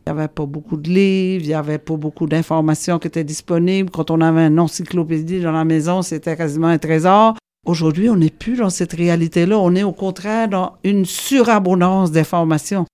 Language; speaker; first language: French; native; French